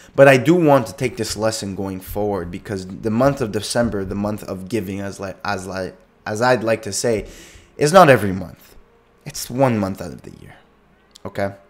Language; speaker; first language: English; native; English